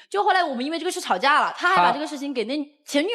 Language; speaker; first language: Chinese; native; Chinese